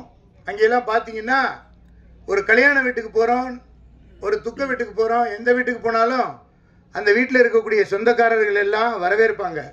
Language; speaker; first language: Tamil; native; Tamil